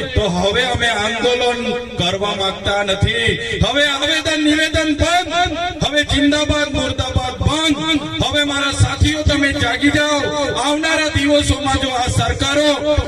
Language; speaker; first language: Gujarati; non-native, local second language; Vasavi